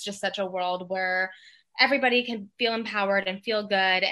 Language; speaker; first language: English; native; English